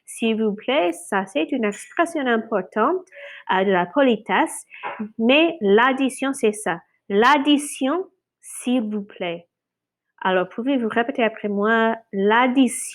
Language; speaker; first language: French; non-native, fluent; English